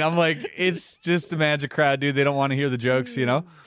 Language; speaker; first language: English; native; English